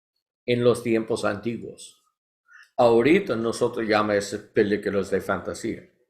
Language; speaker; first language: Spanish; non-native, learner; English